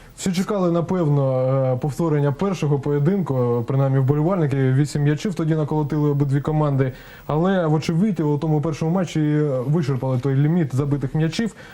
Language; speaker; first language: Ukrainian; non-native, local second language; Russian